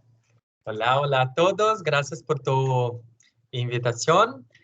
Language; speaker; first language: Spanish; non-native, learner; Portuguese